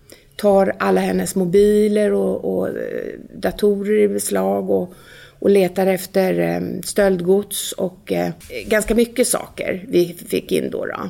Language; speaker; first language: Swedish; native; Swedish